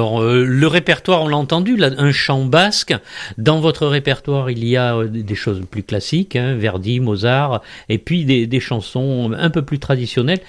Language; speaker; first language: French; native; French